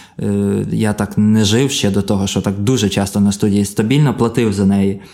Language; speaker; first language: Ukrainian; native; Ukrainian